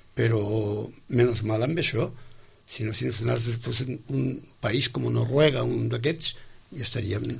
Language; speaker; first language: Catalan; non-native, local second language; Spanish